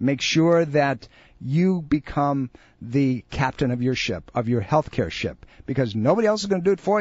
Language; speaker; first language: English; native; English